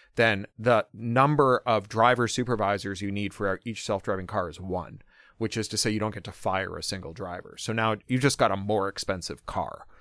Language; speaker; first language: English; native; English